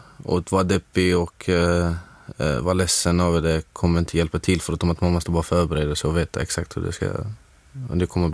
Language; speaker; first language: Swedish; non-native, fluent; Arabic